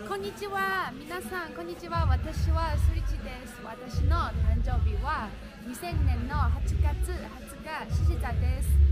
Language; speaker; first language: Japanese; non-native, learner; Chinese